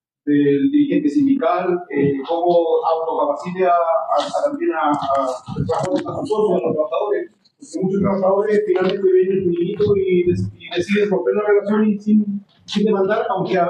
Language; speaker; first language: Spanish; native; Spanish